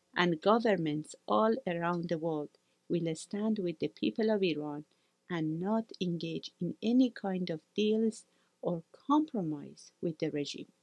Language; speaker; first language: English; non-native, fluent; Persian